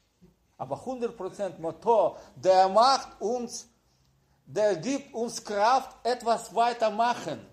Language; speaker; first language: German; non-native, learner; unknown